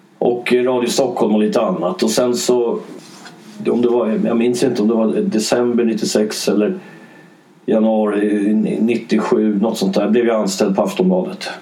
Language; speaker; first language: Swedish; early bilingual, other home language; English